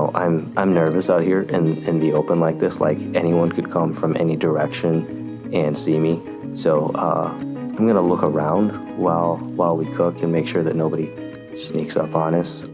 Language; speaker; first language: English; native; English